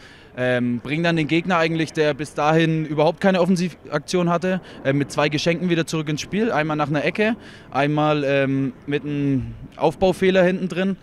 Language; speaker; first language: German; native; German